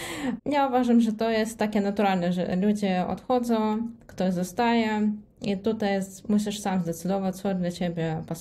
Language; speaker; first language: Polish; non-native, fluent; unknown